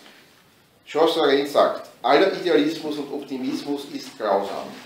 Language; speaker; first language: German; native; German